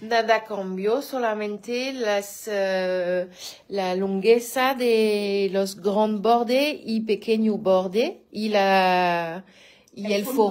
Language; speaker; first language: Spanish; non-native, learner; French